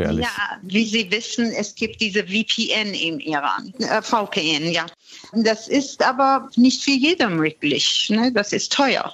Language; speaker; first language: German; non-native, fluent; Persian